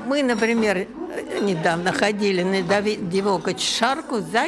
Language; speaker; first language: Czech; non-native, learner; Russian